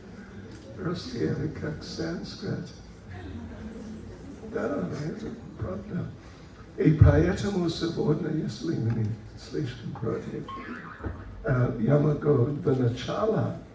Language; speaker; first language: Russian; non-native, learner; English